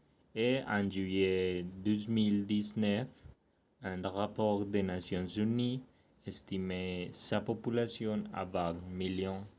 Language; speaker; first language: French; non-native, learner; Spanish